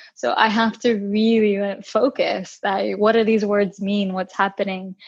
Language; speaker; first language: English; native; English